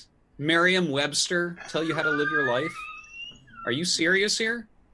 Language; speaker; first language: English; native; English